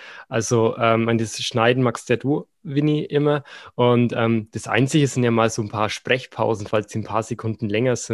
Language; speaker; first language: German; native; German